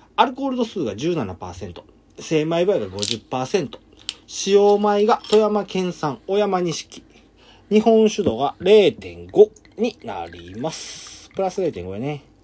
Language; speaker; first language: Japanese; native; Japanese